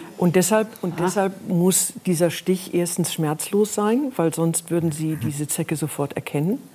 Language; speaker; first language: German; native; German